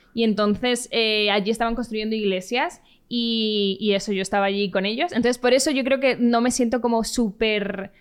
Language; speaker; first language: Spanish; native; Spanish